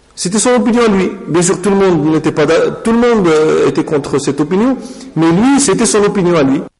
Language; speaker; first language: French; non-native, local second language; Arabic